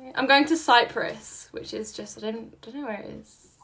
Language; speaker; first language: English; native; English